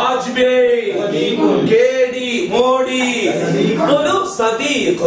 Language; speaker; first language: Arabic; non-native, fluent; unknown